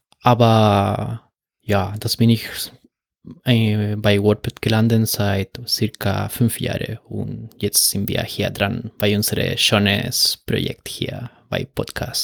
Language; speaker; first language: German; non-native, fluent; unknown